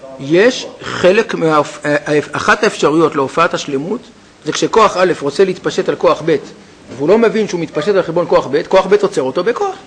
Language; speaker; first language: Hebrew; native; Hebrew